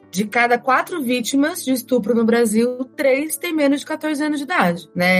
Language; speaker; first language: Portuguese; native; Portuguese